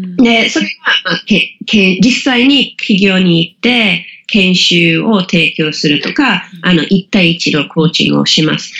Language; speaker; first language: Japanese; non-native, fluent; English